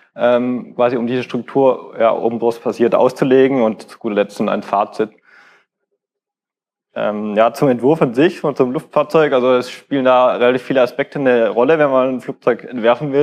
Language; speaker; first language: German; native; German